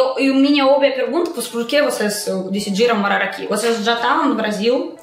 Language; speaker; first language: Portuguese; non-native, learner; Russian